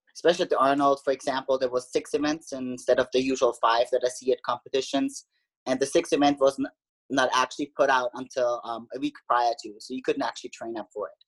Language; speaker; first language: English; non-native, fluent; German